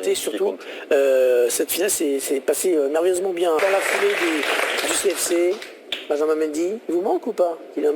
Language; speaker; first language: French; native; French